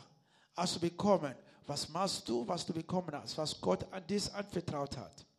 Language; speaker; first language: German; non-native, learner; Lingala